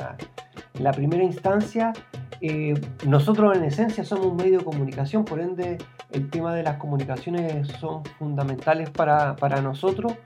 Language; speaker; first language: Spanish; native; Spanish